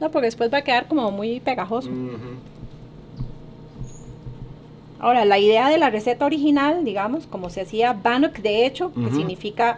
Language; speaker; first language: Spanish; native; Spanish